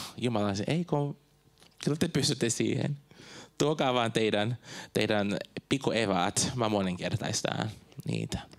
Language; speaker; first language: Finnish; non-native, fluent; Portuguese